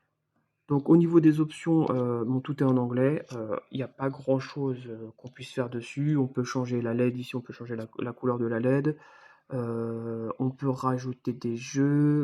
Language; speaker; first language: French; native; French